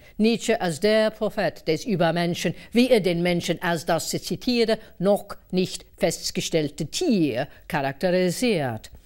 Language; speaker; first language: German; non-native, fluent; English